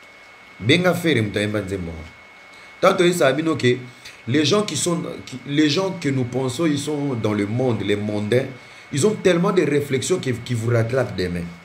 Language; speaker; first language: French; non-native, local second language; Lingala